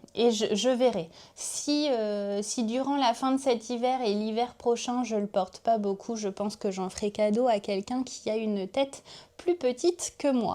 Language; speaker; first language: French; native; French